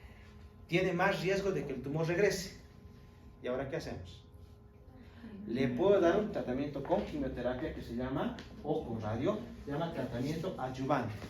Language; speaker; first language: Spanish; native; Spanish